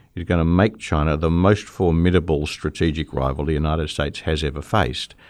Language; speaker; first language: English; native; English